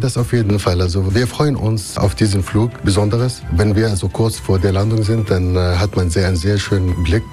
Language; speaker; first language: German; non-native, fluent; Arabic